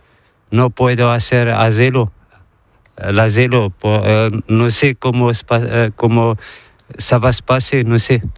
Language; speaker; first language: Spanish; non-native, learner; Arabic